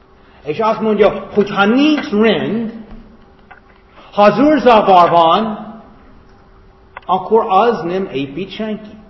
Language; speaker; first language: Hungarian; non-native, fluent; English